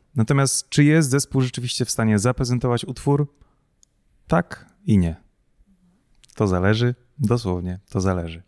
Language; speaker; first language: Polish; native; Polish